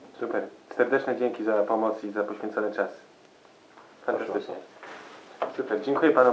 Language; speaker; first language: Polish; native; Polish